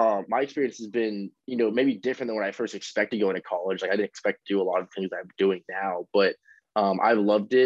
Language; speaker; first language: English; native; English